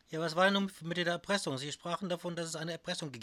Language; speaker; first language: German; native; German